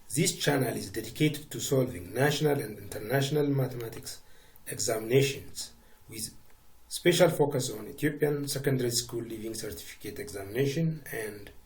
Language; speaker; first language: English; non-native, local second language; Amharic